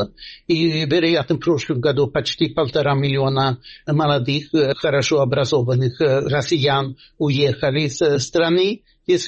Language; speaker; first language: Russian; non-native, fluent; Swedish